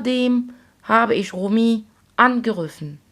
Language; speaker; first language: German; non-native, fluent; Arabic